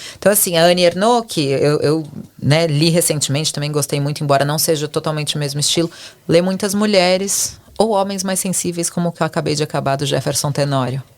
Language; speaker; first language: Portuguese; native; Portuguese